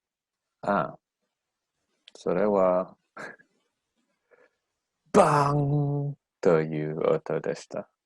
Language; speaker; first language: Japanese; non-native, learner; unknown